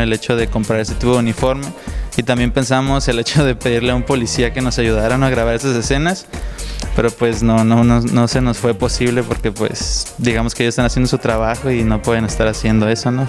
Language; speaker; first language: Spanish; native; Spanish